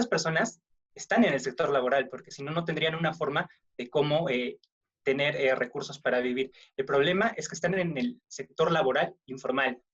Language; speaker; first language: Spanish; native; Spanish